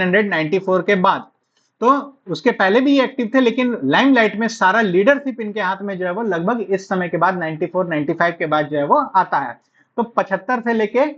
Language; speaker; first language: Hindi; native; Hindi